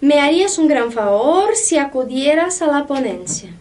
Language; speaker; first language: Spanish; non-native, fluent; Portuguese